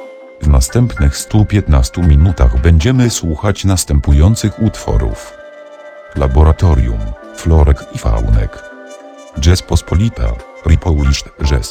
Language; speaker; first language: Polish; native; Polish